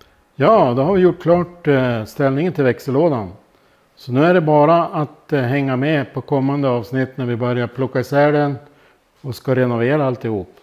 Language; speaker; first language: Swedish; native; Swedish